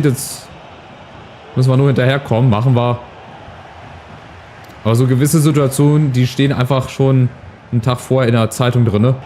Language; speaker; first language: German; native; German